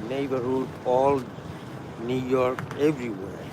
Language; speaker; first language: English; non-native, local second language; Bangla